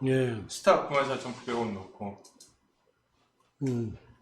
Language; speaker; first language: Korean; native; Korean